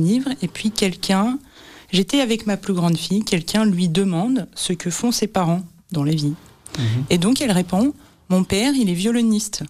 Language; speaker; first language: French; native; French